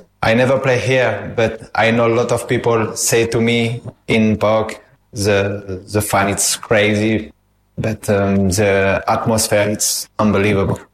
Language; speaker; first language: English; non-native, fluent; French